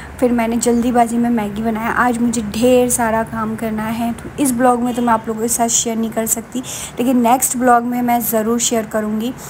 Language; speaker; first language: Hindi; non-native, local second language; Bangla